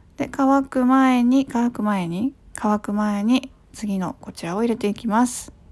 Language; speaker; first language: Japanese; native; Japanese